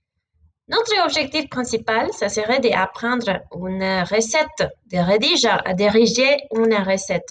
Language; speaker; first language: French; non-native, fluent; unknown